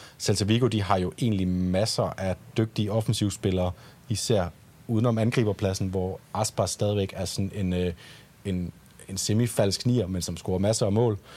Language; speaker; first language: Danish; native; Danish